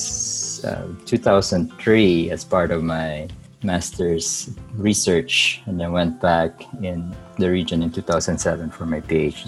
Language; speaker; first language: English; non-native, local second language; Bikol